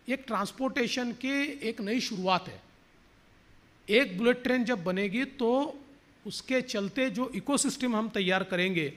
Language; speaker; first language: Hindi; non-native, local second language; Marathi